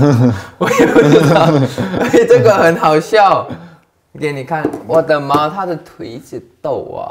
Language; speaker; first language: Chinese; non-native, learner; Thai